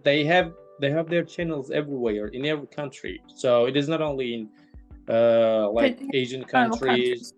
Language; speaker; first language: English; non-native, fluent; Tajik